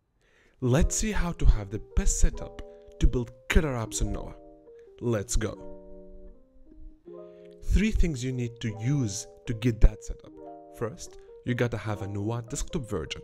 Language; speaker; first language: English; non-native, fluent; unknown